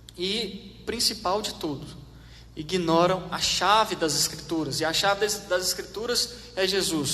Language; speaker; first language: Portuguese; native; Portuguese